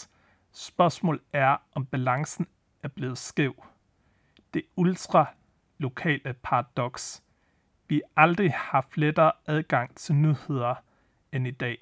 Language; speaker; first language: Danish; native; Danish